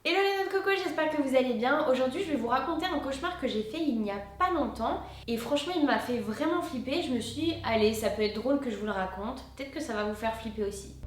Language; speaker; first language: French; native; French